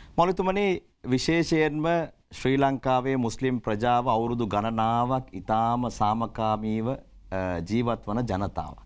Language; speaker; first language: Sinhala; non-native, local second language; Tamil